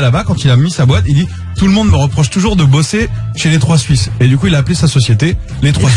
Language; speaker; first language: French; native; French